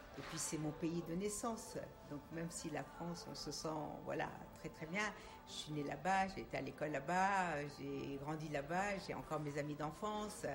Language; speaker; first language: French; non-native, local second language; Armenian